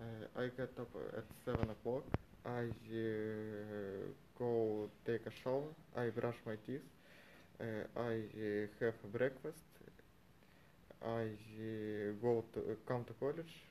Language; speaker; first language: English; non-native, learner; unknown